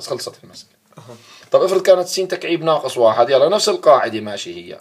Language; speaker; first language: Arabic; native; Arabic